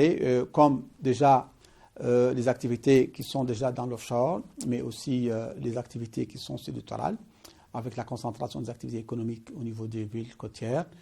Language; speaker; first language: French; non-native, local second language; Arabic